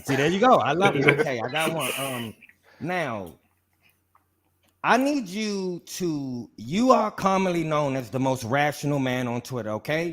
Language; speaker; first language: English; native; English